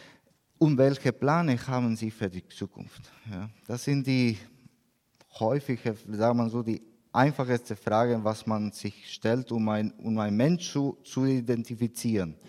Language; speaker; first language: German; non-native, learner; Spanish